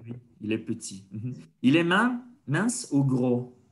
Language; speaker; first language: French; non-native, fluent; Spanish